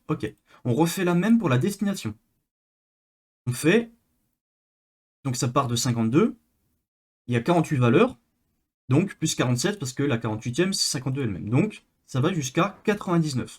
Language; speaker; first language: French; native; French